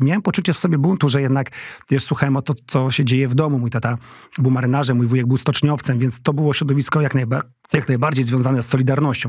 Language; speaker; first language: Polish; native; Polish